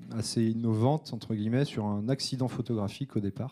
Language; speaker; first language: French; native; French